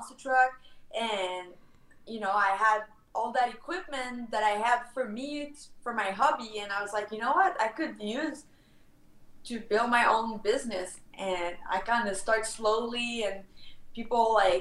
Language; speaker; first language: English; non-native, fluent; French